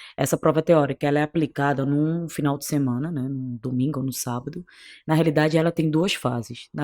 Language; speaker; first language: Portuguese; non-native, local second language; Kabuverdianu